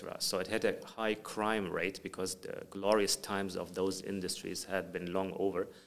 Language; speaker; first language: English; non-native, fluent; German